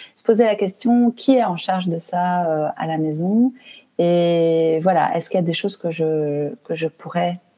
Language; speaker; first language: French; native; French